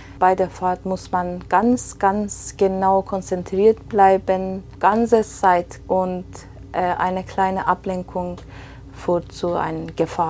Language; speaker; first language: German; non-native, fluent; Persian